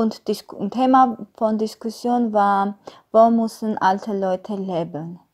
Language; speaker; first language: German; non-native, learner; Armenian